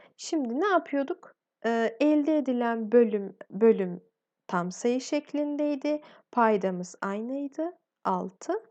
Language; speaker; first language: Turkish; native; Turkish